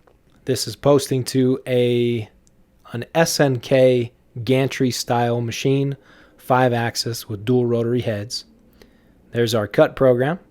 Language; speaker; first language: English; native; English